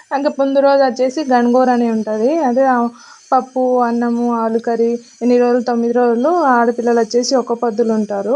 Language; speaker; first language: Telugu; non-native, local second language; Lambadi